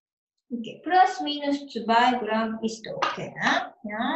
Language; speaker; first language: German; non-native, learner; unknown